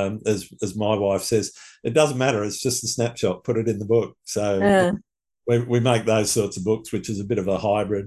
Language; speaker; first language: English; native; English